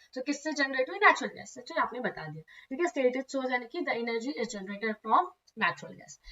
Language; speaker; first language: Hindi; non-native, local second language; Marathi